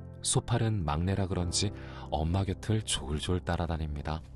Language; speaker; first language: Korean; native; Korean